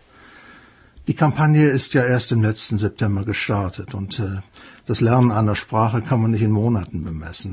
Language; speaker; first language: German; native; German